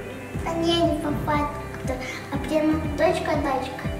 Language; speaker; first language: Russian; native; Russian